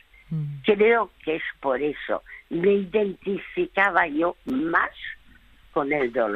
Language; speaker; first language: Spanish; early bilingual, other home language; French